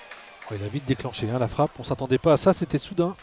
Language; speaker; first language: French; native; French